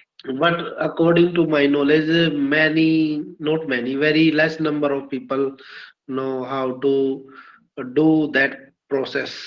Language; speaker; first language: English; non-native, learner; Hindi